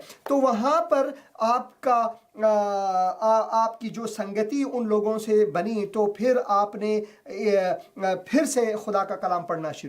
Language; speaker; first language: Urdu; non-native, fluent; Persian